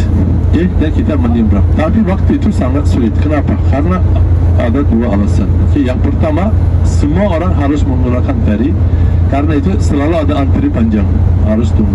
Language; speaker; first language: Indonesian; non-native, learner; Turkish